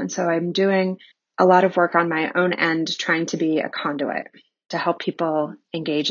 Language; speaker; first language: English; native; English